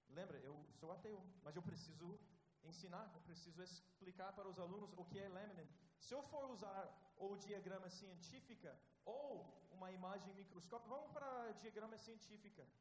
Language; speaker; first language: Portuguese; non-native, fluent; English